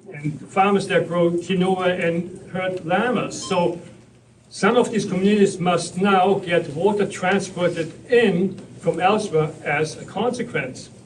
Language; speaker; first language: English; non-native, fluent; German